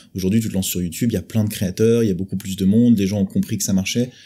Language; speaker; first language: French; native; French